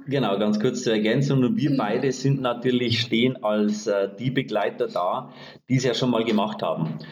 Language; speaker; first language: German; native; German